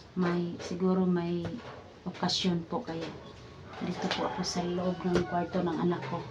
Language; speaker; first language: Filipino; native; Filipino